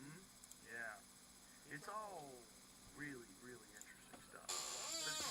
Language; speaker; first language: English; native; English